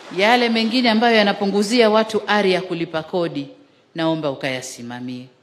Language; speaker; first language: Swahili; native; Swahili